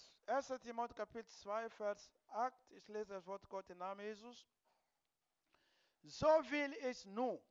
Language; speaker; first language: German; non-native, learner; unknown